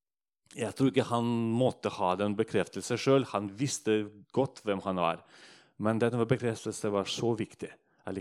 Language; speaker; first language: Norwegian; non-native, fluent; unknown